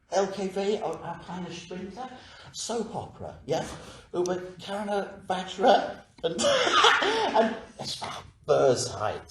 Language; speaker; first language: German; non-native, learner; English